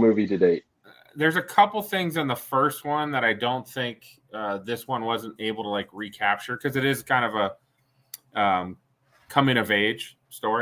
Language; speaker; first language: English; native; English